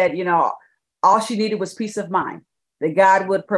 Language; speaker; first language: English; native; English